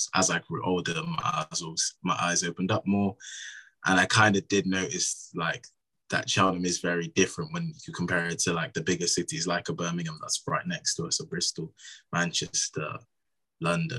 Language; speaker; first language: English; native; English